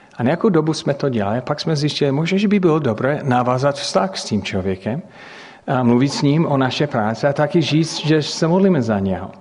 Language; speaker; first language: Czech; non-native, fluent; English